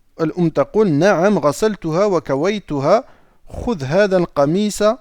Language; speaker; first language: Arabic; non-native, fluent; French